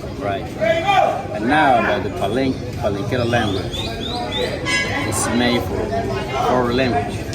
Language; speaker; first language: English; non-native, fluent; Spanish